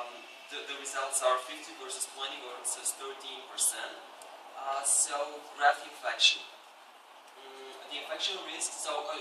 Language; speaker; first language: English; non-native, fluent; Bulgarian